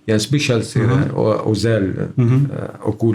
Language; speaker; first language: Turkish; non-native, learner; Arabic